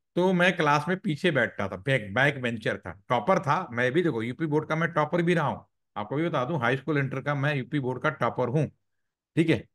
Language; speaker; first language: Hindi; native; Hindi